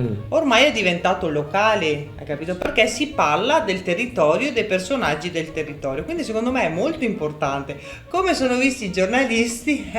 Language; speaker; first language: Italian; native; Italian